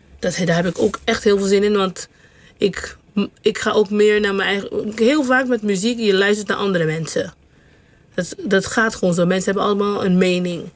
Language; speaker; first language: Dutch; non-native, local second language; English